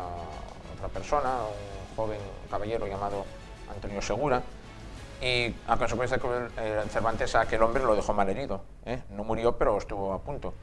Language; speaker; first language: Spanish; native; Spanish